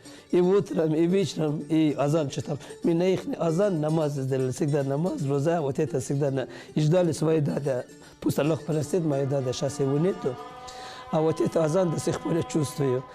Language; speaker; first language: Russian; non-native, learner; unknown